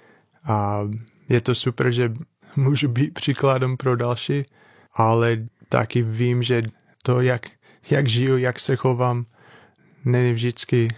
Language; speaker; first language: Czech; non-native, fluent; English